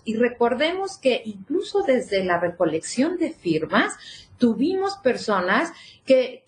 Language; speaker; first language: Spanish; native; Spanish